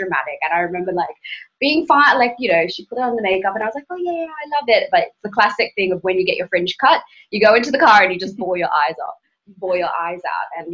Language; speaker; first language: English; native; English